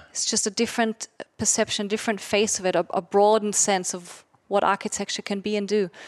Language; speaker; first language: English; non-native, fluent; German